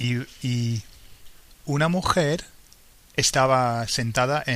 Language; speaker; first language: Spanish; non-native, fluent; English